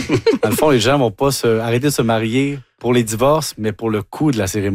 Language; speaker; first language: French; native; French